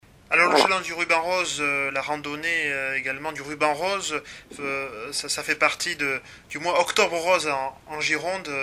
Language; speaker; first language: French; native; French